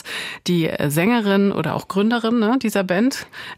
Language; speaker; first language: German; native; German